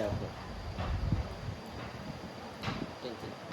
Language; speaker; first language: English; non-native, learner; Indonesian